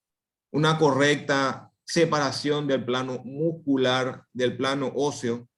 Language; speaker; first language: Spanish; native; Spanish